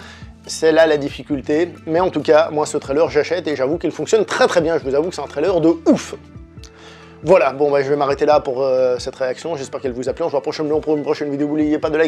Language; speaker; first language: French; native; French